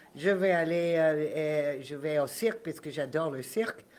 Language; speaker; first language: French; non-native, fluent; Spanish